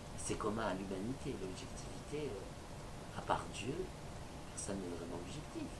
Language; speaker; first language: French; native; French